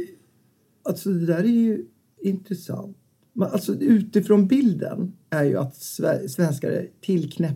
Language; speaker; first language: Swedish; native; Swedish